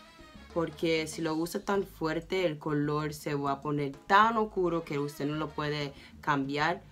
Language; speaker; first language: Spanish; early bilingual, heritage; English